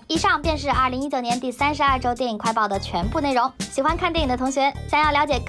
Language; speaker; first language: Chinese; native; Chinese